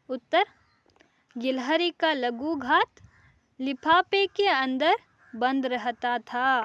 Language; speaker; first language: Hindi; non-native, local second language; Kannada